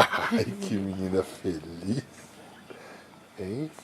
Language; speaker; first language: Portuguese; native; Portuguese